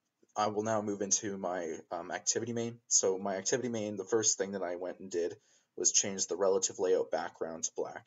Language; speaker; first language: English; native; English